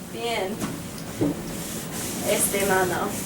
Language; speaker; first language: Spanish; non-native, learner; English